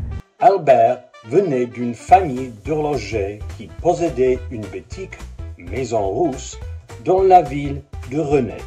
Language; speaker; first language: French; non-native, learner; English